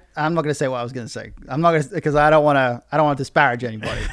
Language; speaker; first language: English; native; English